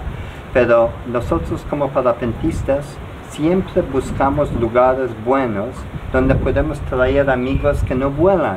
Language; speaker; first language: Spanish; non-native, learner; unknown